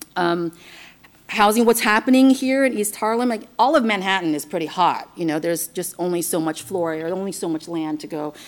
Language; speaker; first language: English; non-native, fluent; Chinese